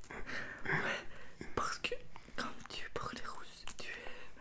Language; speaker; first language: French; non-native, learner; Russian